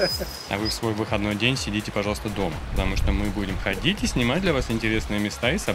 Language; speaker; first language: Russian; native; Russian